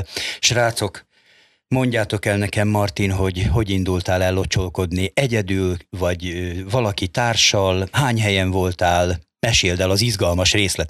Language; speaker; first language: Hungarian; native; Hungarian